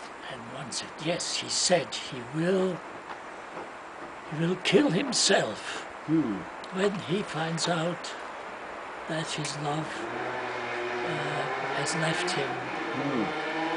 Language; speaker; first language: English; non-native, fluent; German